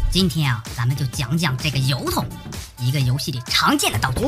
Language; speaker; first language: Chinese; native; Chinese